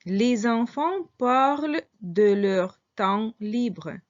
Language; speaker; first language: French; non-native, fluent; Russian